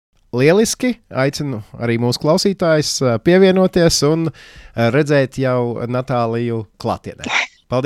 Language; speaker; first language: Latvian; native; Latvian